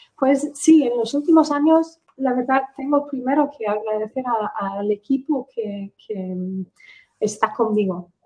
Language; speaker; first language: Spanish; non-native, fluent; English